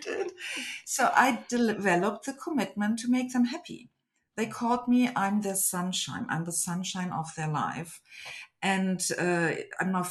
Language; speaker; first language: English; non-native, fluent; German